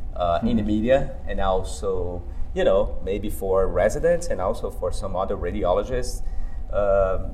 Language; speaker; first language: English; non-native, fluent; Portuguese